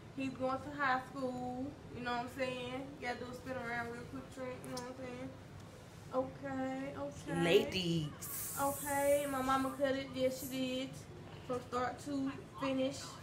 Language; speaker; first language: English; native; English